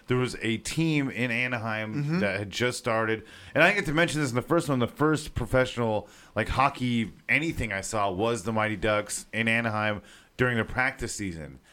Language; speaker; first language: English; native; English